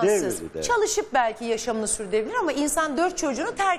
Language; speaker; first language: Turkish; native; Turkish